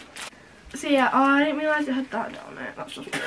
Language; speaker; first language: English; native; English